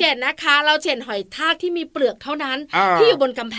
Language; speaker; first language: Thai; native; Thai